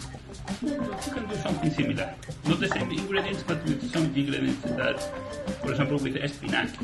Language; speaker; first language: English; non-native, learner; Spanish